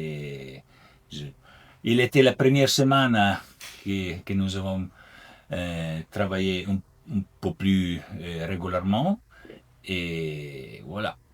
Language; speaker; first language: French; non-native, learner; Italian